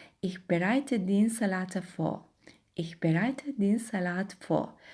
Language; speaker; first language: German; non-native, fluent; Turkish